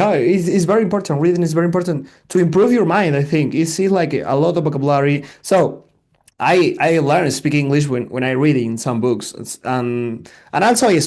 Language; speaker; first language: English; non-native, learner; Spanish